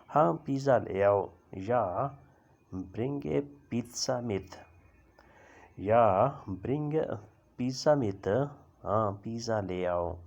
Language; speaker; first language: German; non-native, learner; Urdu